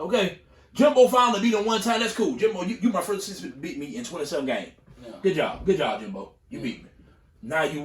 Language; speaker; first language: English; native; English